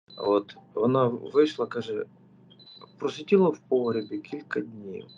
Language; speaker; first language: Ukrainian; native; Ukrainian